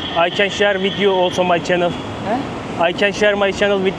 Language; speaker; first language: English; non-native, learner; Turkish